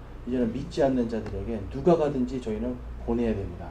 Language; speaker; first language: Korean; native; Korean